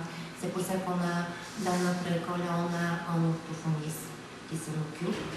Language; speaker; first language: French; non-native, fluent; Bulgarian